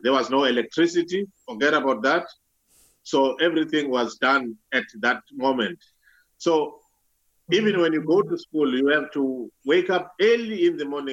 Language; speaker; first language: English; non-native, local second language; Zulu